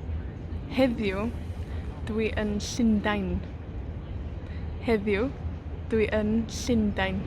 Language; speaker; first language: Welsh; non-native, fluent; Spanish